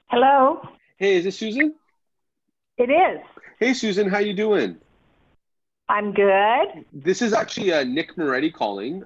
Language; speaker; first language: English; native; English